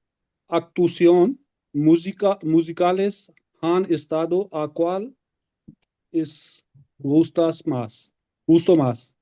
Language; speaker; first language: Spanish; non-native, learner; Urdu